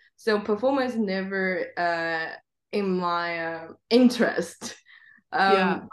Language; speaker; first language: English; non-native, fluent; Chinese